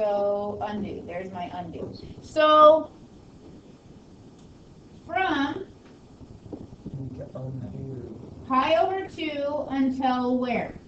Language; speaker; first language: English; native; English